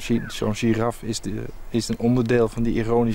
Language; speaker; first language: Dutch; native; Dutch